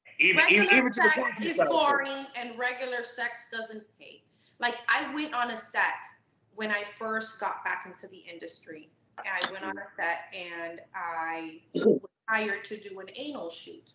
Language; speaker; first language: English; native; English